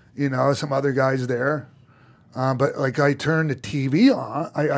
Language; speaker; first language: English; native; English